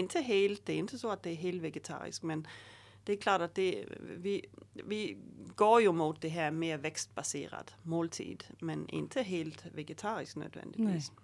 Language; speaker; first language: Swedish; native; Swedish